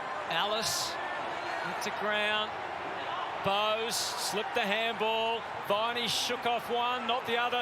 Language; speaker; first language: English; native; English